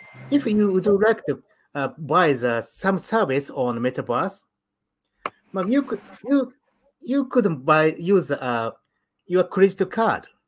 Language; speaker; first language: English; non-native, learner; Japanese